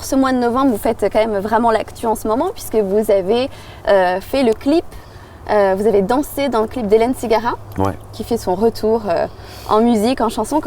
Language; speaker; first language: French; native; French